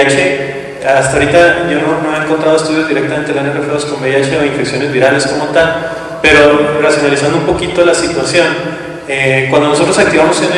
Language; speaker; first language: Spanish; native; Spanish